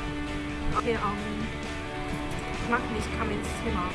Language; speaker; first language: German; non-native, fluent; Chinese